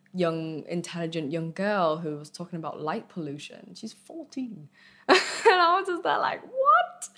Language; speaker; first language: English; early bilingual, other home language; Vietnamese